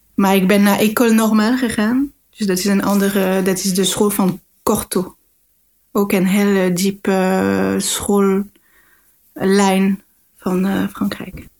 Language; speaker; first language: Dutch; non-native, fluent; French